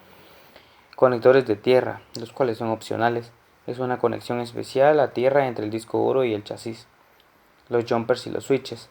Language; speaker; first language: Spanish; native; Spanish